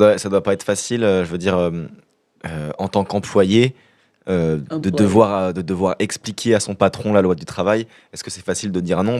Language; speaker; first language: French; native; French